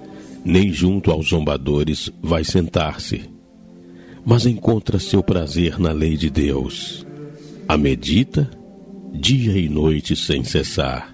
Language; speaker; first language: Portuguese; native; Portuguese